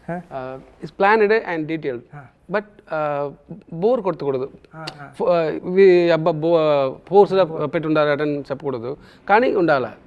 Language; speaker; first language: Telugu; non-native, local second language; Tamil